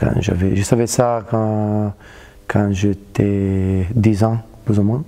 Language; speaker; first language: French; non-native, fluent; Italian